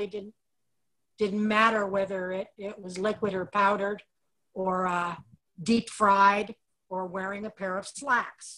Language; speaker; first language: English; native; English